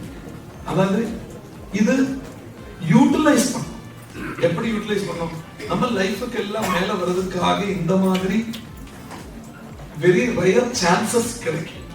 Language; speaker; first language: Tamil; non-native, local second language; Malayalam